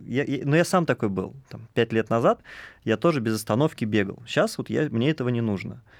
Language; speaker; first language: Russian; native; Russian